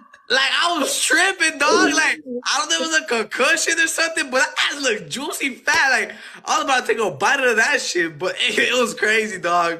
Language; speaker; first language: English; early bilingual, other home language; Spanish